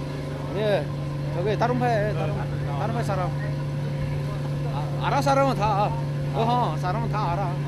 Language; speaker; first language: Korean; non-native, local second language; Chinese